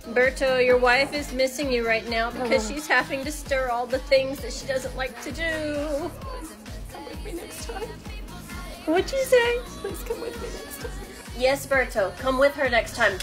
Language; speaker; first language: English; native; English